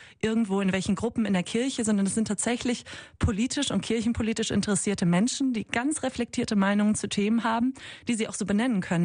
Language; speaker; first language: German; native; German